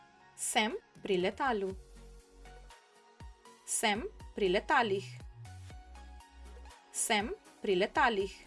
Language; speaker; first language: Slovenian; non-native, fluent; Spanish